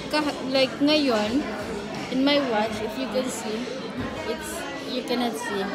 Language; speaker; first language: English; non-native, fluent; Filipino